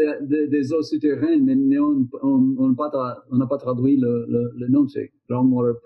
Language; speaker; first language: French; non-native, learner; Portuguese